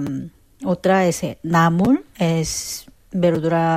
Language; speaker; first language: Spanish; non-native, fluent; Korean